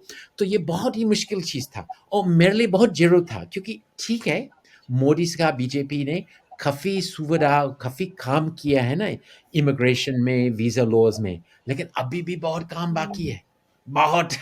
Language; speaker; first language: Hindi; non-native, fluent; English